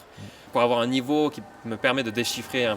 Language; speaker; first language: French; native; French